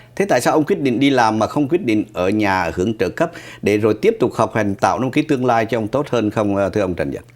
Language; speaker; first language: Vietnamese; native; Vietnamese